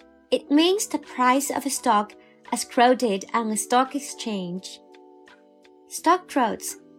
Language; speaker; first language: English; non-native, fluent; Chinese